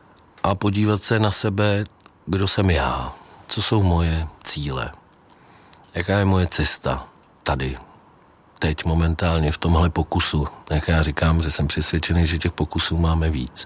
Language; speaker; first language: Czech; native; Czech